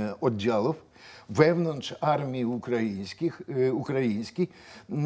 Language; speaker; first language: Polish; non-native, fluent; Russian